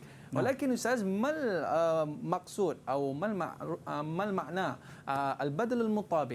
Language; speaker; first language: Arabic; non-native, learner; Malay